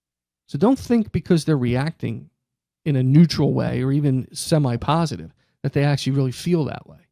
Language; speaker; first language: English; native; English